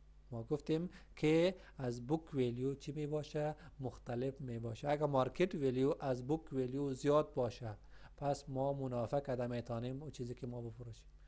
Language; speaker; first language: Persian; non-native, local second language; Pashto